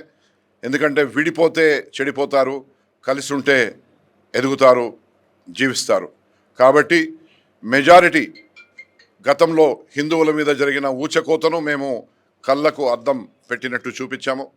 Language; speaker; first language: Telugu; native; Telugu